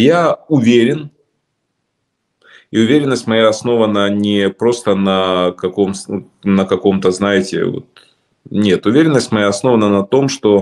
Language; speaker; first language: Russian; native; Russian